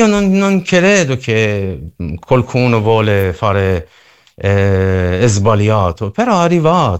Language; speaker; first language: Italian; non-native, learner; Persian